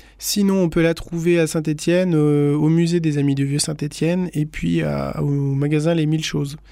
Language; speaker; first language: French; native; French